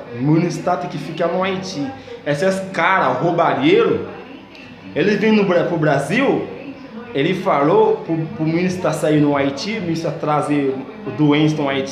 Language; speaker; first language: Portuguese; non-native, learner; Haitian Creole